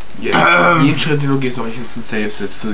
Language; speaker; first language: German; native; German